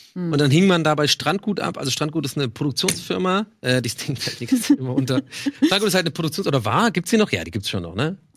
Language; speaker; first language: German; non-native, fluent; English